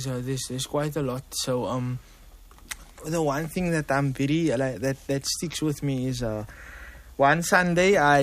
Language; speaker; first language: English; native; English